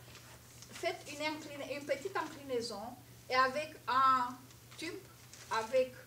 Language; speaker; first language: French; non-native, fluent; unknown